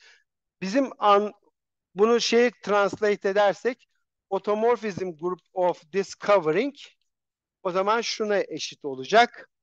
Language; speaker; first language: Turkish; native; Turkish